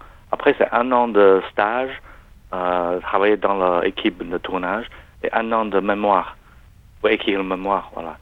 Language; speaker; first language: French; non-native, learner; Chinese